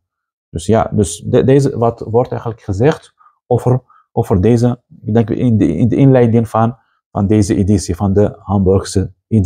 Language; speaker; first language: Dutch; non-native, fluent; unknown